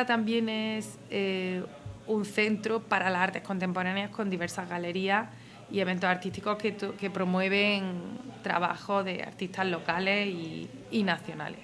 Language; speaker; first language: Spanish; native; Spanish